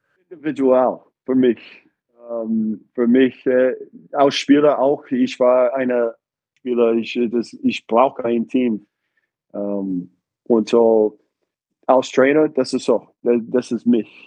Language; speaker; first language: German; non-native, fluent; English